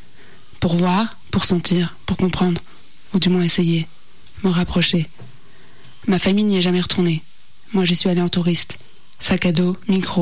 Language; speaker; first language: French; native; French